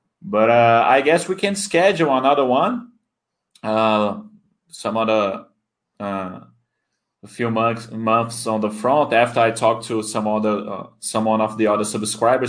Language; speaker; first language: English; non-native, fluent; Portuguese